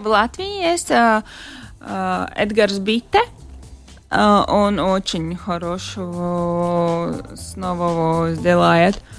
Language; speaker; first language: Russian; non-native, local second language; Latvian